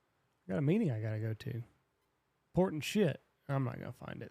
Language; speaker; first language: English; native; English